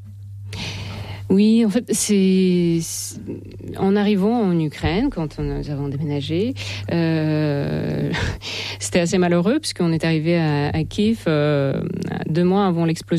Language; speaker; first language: French; non-native, fluent; Russian